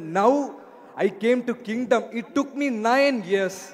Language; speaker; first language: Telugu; non-native, learner; Malayalam